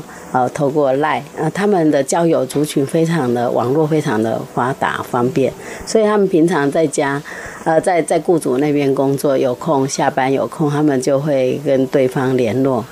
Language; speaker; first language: Chinese; native; Chinese